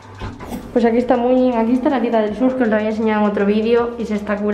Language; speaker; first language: Spanish; native; Spanish